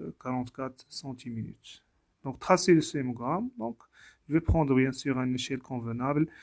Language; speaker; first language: French; non-native, local second language; Arabic